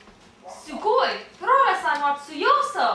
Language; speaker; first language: Japanese; non-native, learner; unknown